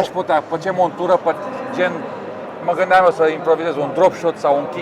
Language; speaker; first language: Romanian; native; Romanian